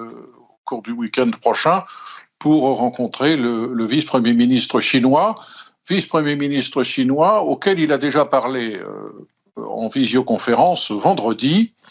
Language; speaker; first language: French; native; French